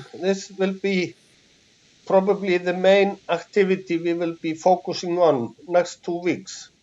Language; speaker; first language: English; non-native, fluent; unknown